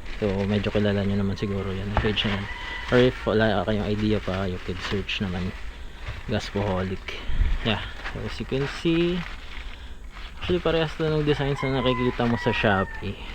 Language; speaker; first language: Filipino; native; Filipino